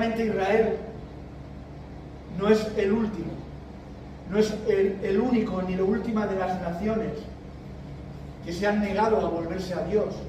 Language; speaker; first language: Spanish; native; Spanish